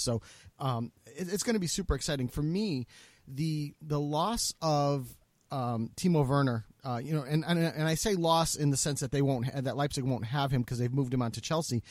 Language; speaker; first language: English; native; English